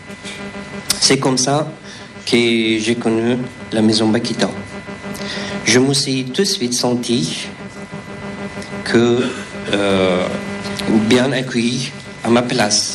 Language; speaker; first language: French; non-native, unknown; Persian